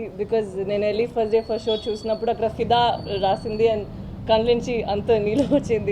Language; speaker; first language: Telugu; non-native, local second language; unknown